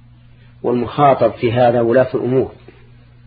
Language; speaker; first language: Arabic; native; Arabic